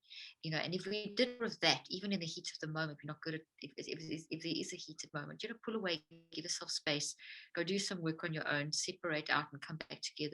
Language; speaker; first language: English; native; English